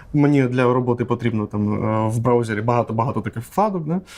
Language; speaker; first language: Ukrainian; non-native, local second language; Russian